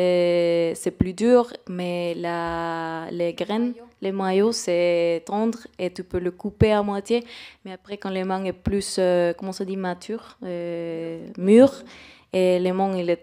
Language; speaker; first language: French; non-native, fluent; Spanish